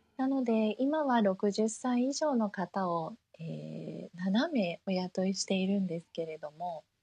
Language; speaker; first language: Japanese; early bilingual, heritage; Japanese